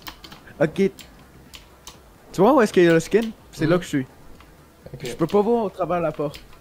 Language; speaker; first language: French; native; French